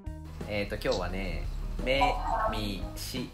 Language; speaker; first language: Japanese; native; Japanese